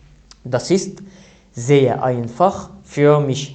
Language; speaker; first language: German; non-native, learner; Arabic